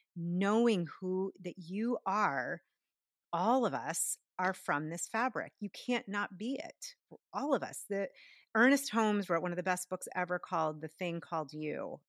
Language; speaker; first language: English; native; English